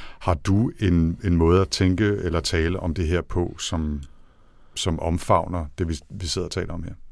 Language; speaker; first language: Danish; native; Danish